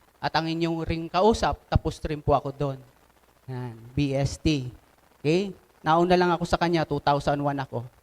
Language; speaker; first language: Filipino; non-native, local second language; Bikol